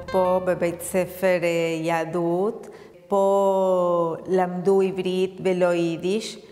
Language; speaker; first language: Hebrew; non-native, fluent; Spanish